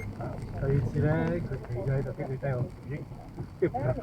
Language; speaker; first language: Cantonese; early bilingual, heritage; Cantonese